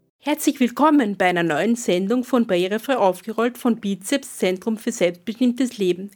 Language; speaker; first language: German; native; German